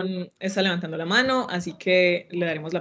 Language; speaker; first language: Spanish; native; Spanish